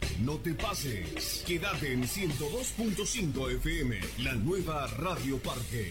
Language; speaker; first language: Spanish; native; Spanish